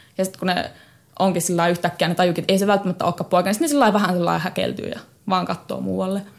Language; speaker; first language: Finnish; native; Finnish